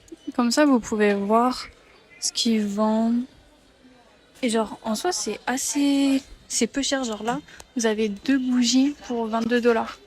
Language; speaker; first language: French; native; French